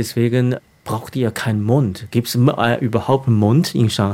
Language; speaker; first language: German; non-native, fluent; Chinese